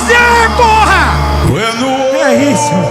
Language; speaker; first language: Portuguese; native; Portuguese